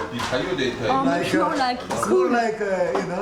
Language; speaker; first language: English; non-native, fluent; Korean